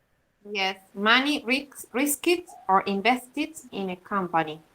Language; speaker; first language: English; non-native, learner; Spanish